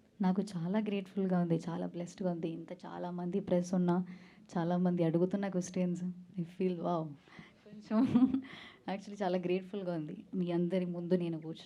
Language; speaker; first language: Telugu; non-native, learner; Malayalam